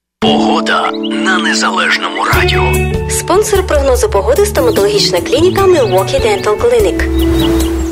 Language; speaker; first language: Ukrainian; native; Ukrainian